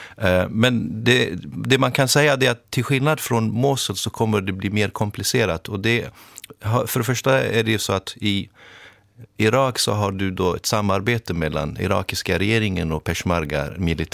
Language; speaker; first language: Swedish; native; Swedish